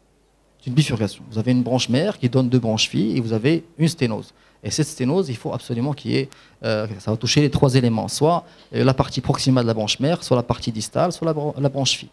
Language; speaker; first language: French; non-native, local second language; Arabic